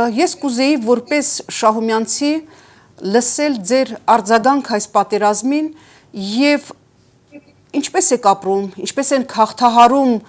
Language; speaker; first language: Armenian; native; Armenian